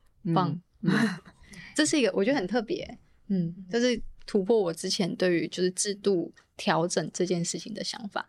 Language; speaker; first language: Chinese; native; Chinese